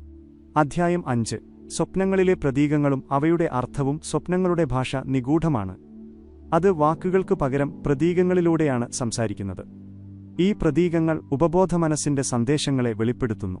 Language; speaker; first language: Malayalam; native; Malayalam